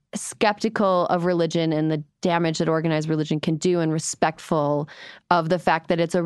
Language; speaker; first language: English; native; English